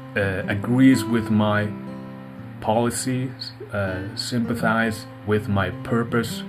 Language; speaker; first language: English; non-native, fluent; Japanese